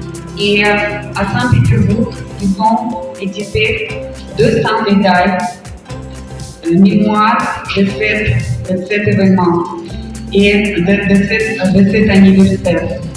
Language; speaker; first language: French; non-native, fluent; Russian